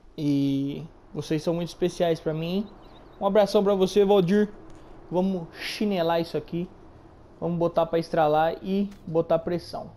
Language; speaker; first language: Portuguese; native; Portuguese